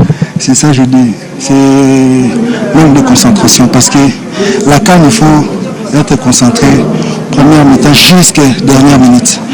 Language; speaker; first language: French; non-native, local second language; Lingala